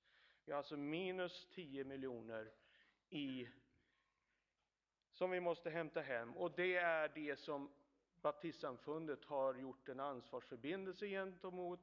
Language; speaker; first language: Swedish; native; Swedish